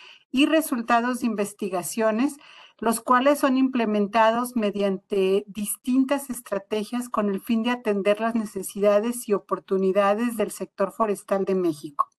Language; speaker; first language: Spanish; native; Spanish